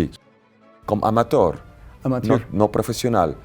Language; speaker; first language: Spanish; non-native, learner; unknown